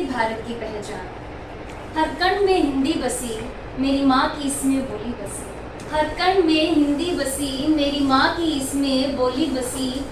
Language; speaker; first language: Hindi; native; Hindi